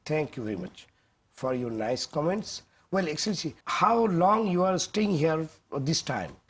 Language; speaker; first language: English; non-native, local second language; Bangla